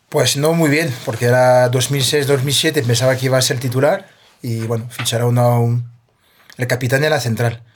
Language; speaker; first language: Spanish; non-native, fluent; French